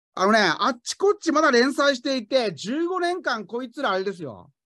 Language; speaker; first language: Japanese; native; Japanese